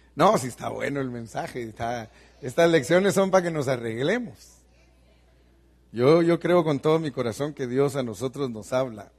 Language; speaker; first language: Spanish; native; Spanish